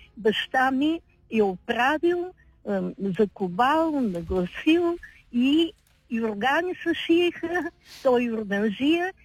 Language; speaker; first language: Bulgarian; native; Bulgarian